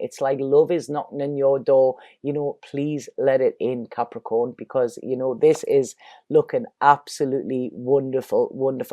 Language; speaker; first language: English; native; English